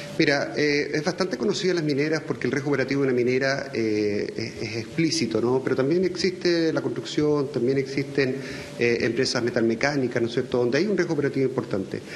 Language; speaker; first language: Spanish; native; Spanish